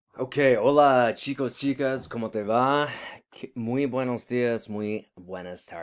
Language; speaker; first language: Spanish; non-native, fluent; English